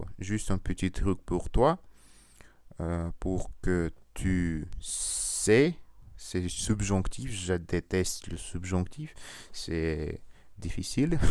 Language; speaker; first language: French; non-native, learner; Russian